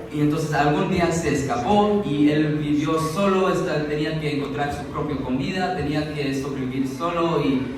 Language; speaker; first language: Spanish; early bilingual, heritage; Spanish